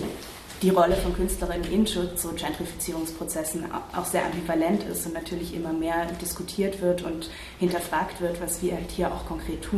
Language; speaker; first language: German; native; German